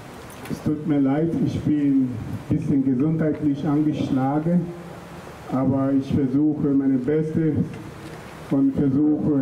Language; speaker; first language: German; non-native, fluent; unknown